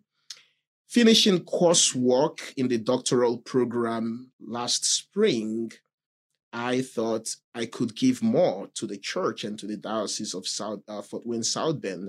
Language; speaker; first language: English; non-native, local second language; Igbo